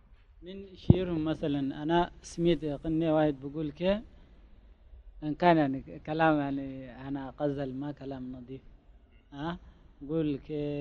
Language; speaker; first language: Arabic; native; Arabic